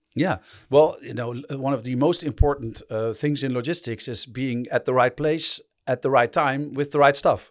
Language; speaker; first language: English; non-native, fluent; Dutch